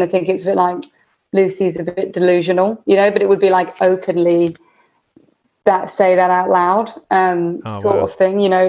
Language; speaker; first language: English; native; English